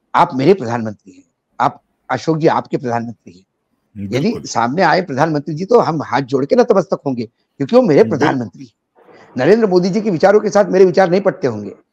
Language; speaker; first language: Hindi; non-native, local second language; Marathi